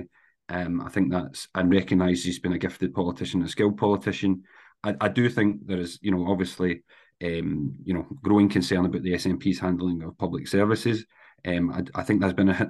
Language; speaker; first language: English; native; English